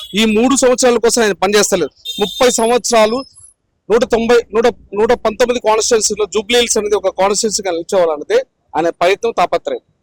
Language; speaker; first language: Telugu; native; Telugu